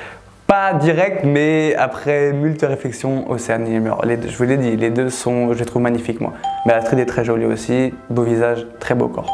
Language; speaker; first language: French; native; French